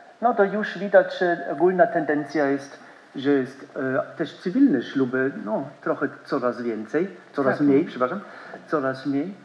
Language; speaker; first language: Polish; non-native, learner; German